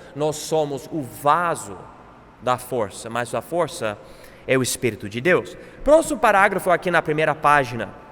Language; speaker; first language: Portuguese; non-native, fluent; English